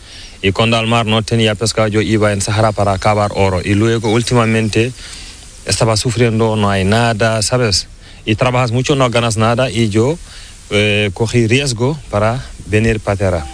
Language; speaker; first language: Spanish; non-native, learner; Fula